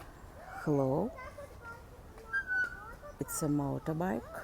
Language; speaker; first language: English; non-native, learner; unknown